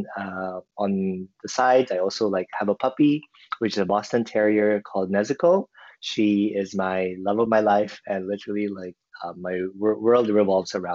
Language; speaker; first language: English; non-native, local second language; Filipino